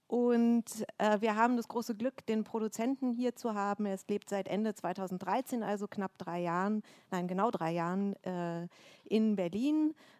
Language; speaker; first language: German; native; German